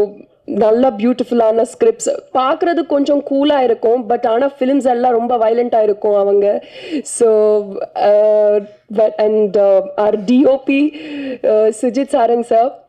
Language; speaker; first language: Tamil; non-native, fluent; Telugu